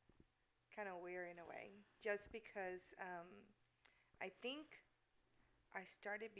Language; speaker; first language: English; non-native, fluent; Spanish